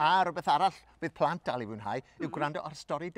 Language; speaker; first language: Welsh; native; Welsh